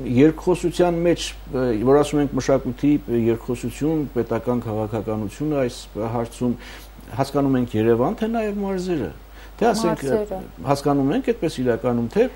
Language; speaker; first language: Armenian; native; Armenian